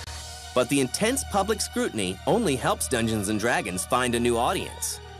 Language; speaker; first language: English; native; English